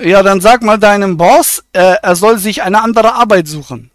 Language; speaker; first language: German; native; German